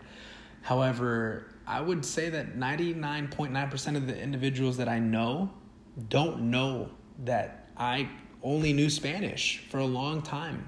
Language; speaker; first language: English; early bilingual, other home language; Spanish